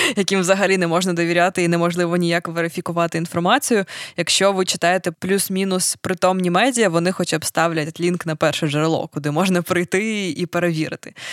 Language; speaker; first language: Ukrainian; native; Ukrainian